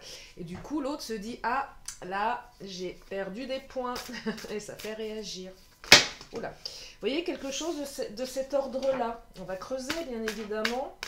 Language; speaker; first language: French; native; French